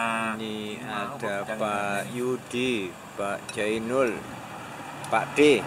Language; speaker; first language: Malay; non-native, local second language; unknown